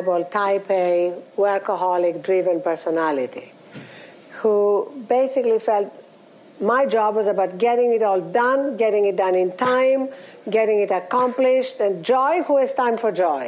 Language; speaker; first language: English; non-native, fluent; Greek